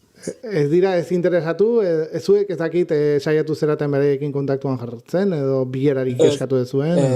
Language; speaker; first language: Basque; native; Basque